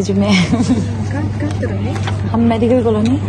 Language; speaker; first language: Hindi; non-native, local second language; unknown